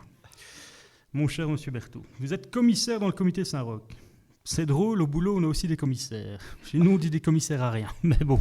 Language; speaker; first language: French; native; French